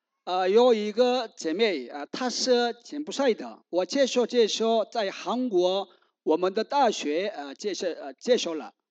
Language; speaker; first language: Chinese; non-native, learner; Korean